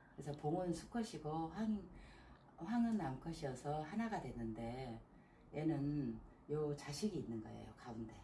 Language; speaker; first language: Korean; native; Korean